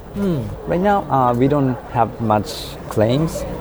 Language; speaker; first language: English; non-native, fluent; Japanese